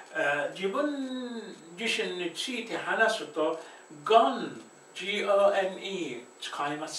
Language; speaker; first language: Japanese; non-native, fluent; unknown